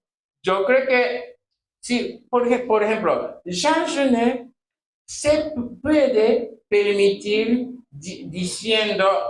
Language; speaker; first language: Spanish; non-native, fluent; Japanese